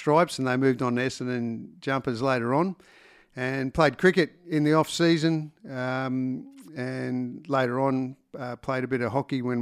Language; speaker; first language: English; native; English